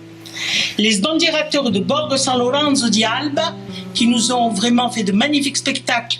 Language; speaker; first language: French; native; French